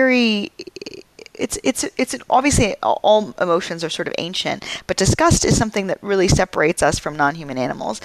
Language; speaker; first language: English; native; English